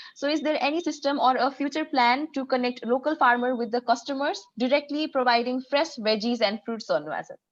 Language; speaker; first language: English; non-native, local second language; Nepali